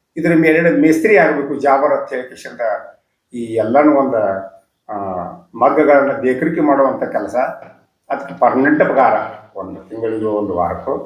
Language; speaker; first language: Kannada; native; Kannada